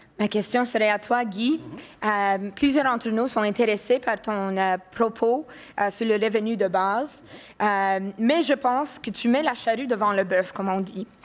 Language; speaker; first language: French; non-native, local second language; English